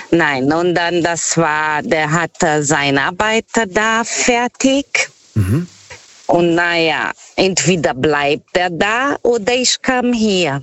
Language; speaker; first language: German; non-native, fluent; Portuguese